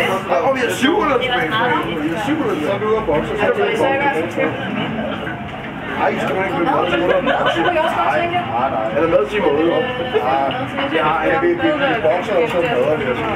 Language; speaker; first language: Danish; native; Danish